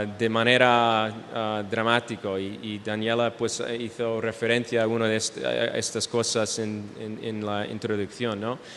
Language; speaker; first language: Spanish; early bilingual, heritage; Spanish